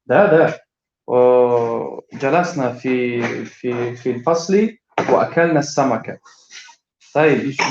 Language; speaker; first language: Arabic; non-native, fluent; Tajik